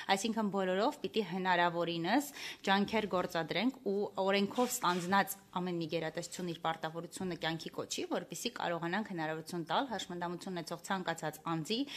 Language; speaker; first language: Armenian; native; Armenian